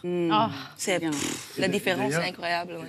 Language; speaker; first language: French; non-native, local second language; Dutch